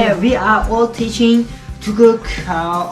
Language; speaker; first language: English; non-native, learner; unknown